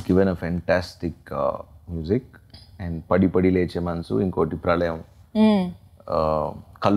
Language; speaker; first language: Telugu; native; Telugu